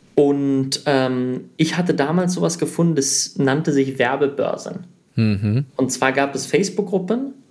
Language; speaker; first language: German; early bilingual, heritage; German